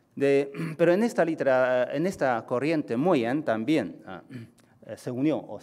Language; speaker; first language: Spanish; non-native, fluent; Chinese